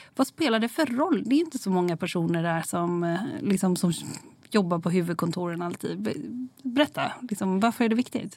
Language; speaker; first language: Swedish; native; Swedish